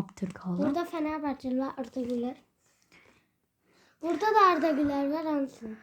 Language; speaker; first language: Turkish; early bilingual, heritage; Turkish